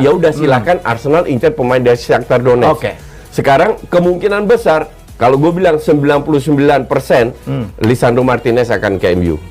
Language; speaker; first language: Indonesian; native; Indonesian